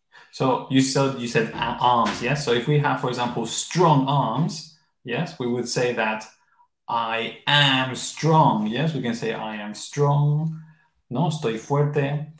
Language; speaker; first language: English; non-native, fluent; Spanish